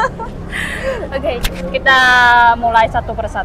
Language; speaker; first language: Indonesian; non-native, fluent; Chinese